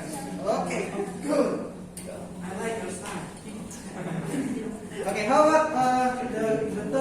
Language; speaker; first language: English; non-native, fluent; Indonesian